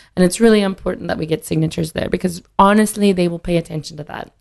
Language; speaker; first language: English; native; English